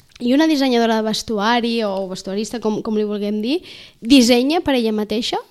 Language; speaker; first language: Catalan; native; Catalan